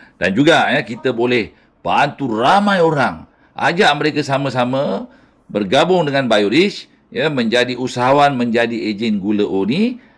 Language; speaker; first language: Malay; native; Malay